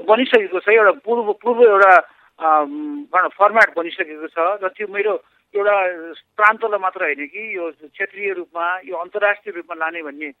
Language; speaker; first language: Nepali; native; Nepali